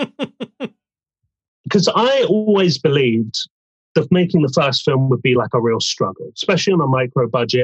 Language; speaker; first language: English; native; English